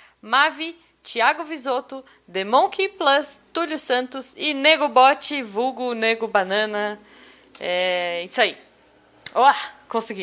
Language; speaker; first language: Portuguese; native; Portuguese